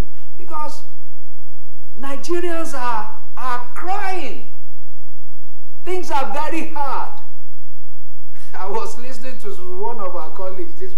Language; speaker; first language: English; non-native, local second language; Yoruba